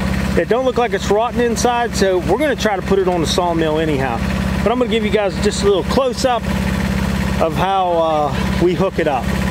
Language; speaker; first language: English; native; English